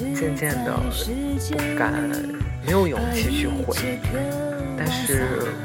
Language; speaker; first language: Chinese; native; Chinese